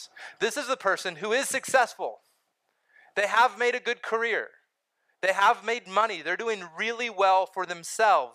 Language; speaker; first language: English; native; English